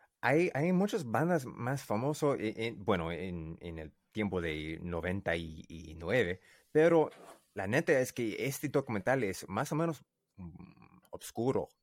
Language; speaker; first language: Spanish; non-native, learner; English